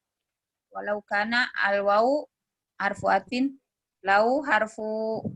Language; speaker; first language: Arabic; non-native, learner; Indonesian